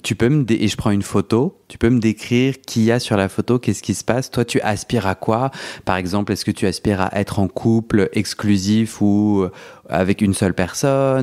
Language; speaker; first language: French; native; French